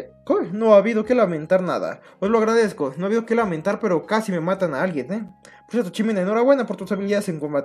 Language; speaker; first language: Spanish; native; Spanish